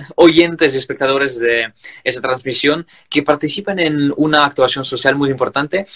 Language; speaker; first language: Spanish; non-native, fluent; Ukrainian